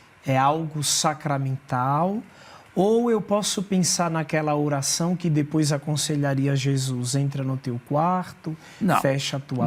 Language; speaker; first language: Portuguese; native; Portuguese